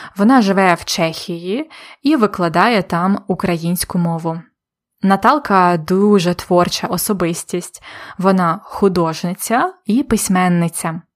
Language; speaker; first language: Ukrainian; native; Ukrainian